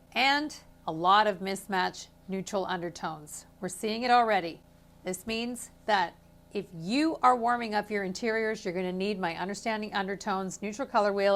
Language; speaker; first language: English; native; English